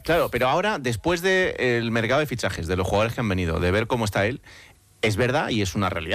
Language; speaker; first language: Spanish; native; Spanish